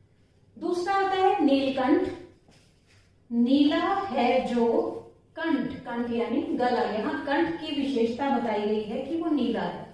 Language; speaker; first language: Hindi; native; Hindi